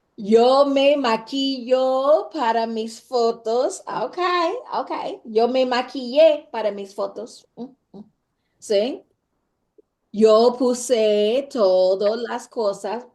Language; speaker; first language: Spanish; non-native, fluent; English